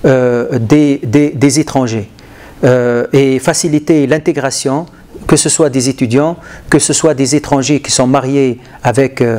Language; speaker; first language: French; non-native, local second language; Arabic